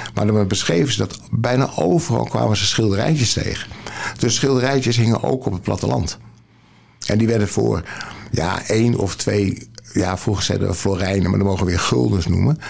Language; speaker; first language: Dutch; native; Dutch